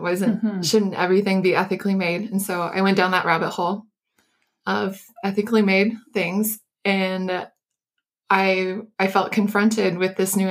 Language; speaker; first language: English; native; English